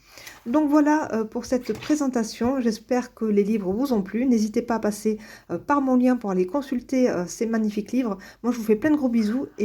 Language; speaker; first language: French; native; French